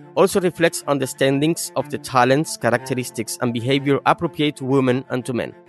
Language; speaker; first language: English; non-native, fluent; Spanish